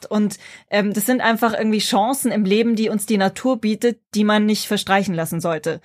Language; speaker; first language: German; native; German